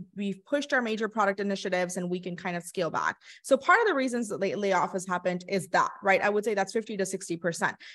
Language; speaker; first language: English; early bilingual, other home language; Hindi